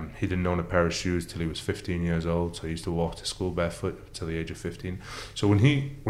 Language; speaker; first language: English; early bilingual, other home language; Arabic